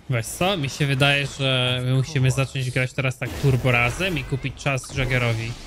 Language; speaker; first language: Polish; native; Polish